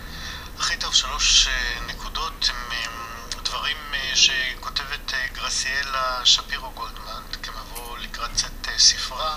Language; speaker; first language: Hebrew; native; Hebrew